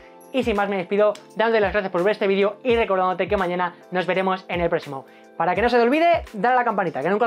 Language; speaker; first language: Spanish; native; Spanish